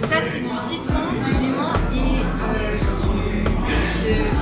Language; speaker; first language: French; non-native, local second language; Japanese